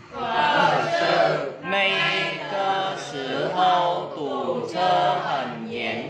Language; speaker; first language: Chinese; non-native, learner; Vietnamese